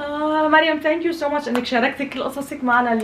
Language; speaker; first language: Arabic; native; Arabic